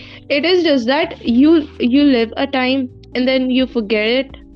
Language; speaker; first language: English; non-native, local second language; Punjabi